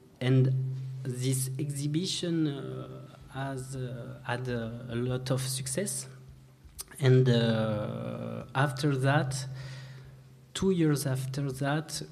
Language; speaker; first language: English; non-native, learner; French